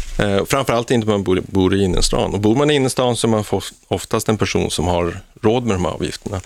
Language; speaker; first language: Swedish; native; Swedish